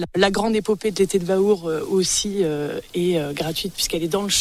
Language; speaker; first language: French; native; French